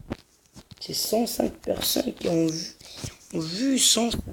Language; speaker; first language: French; non-native, local second language; Arabic